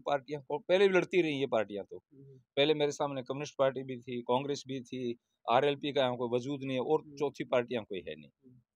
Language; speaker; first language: Hindi; native; Hindi